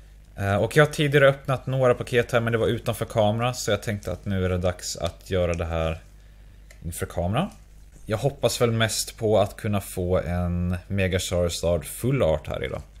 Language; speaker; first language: Swedish; native; Swedish